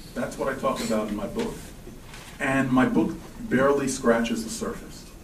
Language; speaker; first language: English; native; English